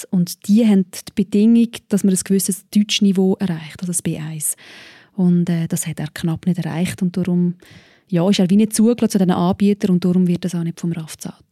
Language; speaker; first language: German; native; German